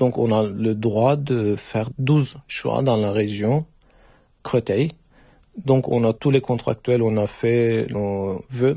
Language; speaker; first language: French; non-native, fluent; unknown